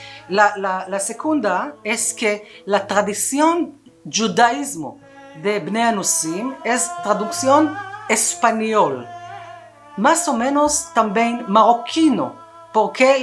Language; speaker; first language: Portuguese; non-native, learner; Spanish